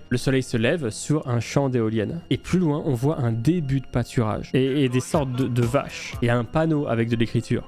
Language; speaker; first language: French; native; French